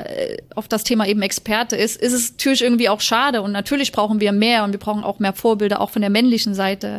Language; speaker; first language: German; native; German